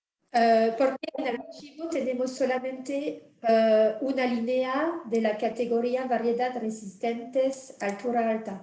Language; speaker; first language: Spanish; non-native, fluent; French